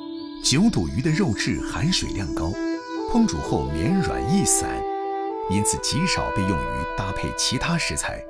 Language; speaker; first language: Chinese; native; Chinese